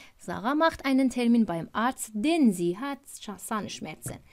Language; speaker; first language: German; non-native, fluent; Persian